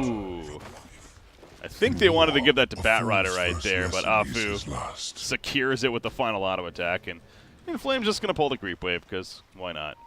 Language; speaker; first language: English; native; English